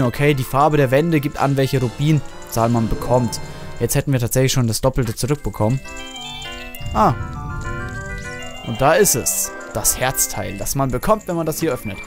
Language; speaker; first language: German; native; German